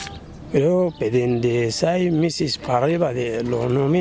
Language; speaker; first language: Spanish; non-native, learner; Arabic